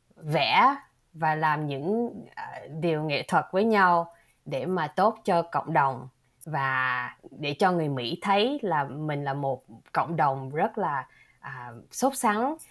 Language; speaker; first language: Vietnamese; early bilingual, heritage; Vietnamese